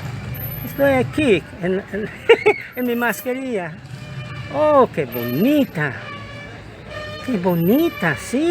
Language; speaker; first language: Spanish; non-native, learner; English